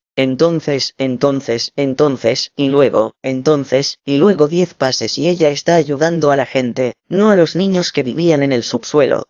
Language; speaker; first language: Spanish; non-native, fluent; English